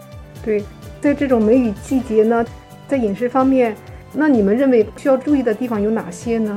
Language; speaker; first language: Chinese; native; Chinese